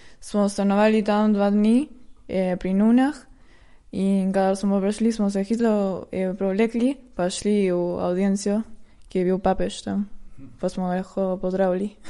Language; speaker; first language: Slovenian; early bilingual, heritage; Slovenian